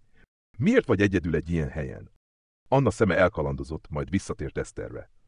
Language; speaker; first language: Hungarian; native; Hungarian